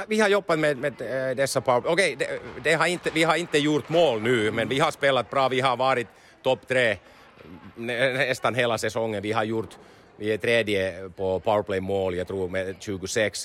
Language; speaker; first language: Swedish; non-native, learner; Finnish